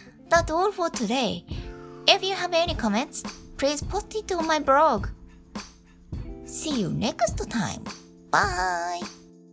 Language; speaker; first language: English; non-native, learner; Japanese